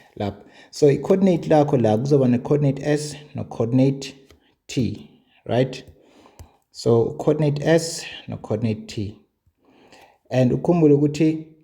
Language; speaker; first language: Zulu; non-native, local second language; Venda